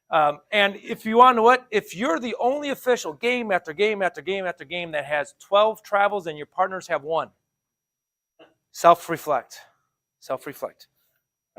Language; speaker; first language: English; native; English